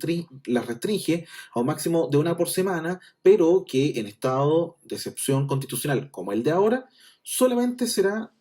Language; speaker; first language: Spanish; native; Spanish